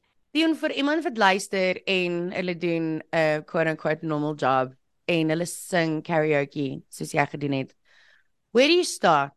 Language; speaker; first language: Afrikaans; non-native, fluent; English